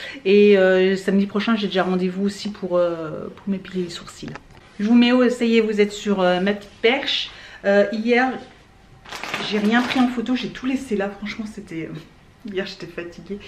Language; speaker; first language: French; native; French